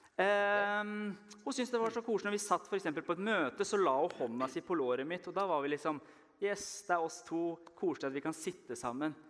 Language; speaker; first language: Norwegian; early bilingual, other home language; Persian